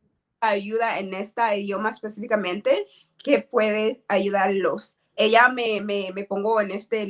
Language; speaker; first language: Spanish; non-native, learner; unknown